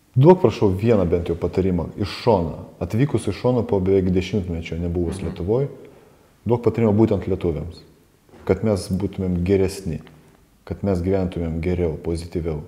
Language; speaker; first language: Lithuanian; native; Lithuanian